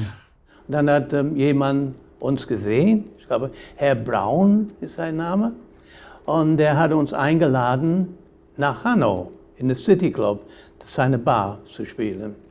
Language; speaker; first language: German; non-native, fluent; English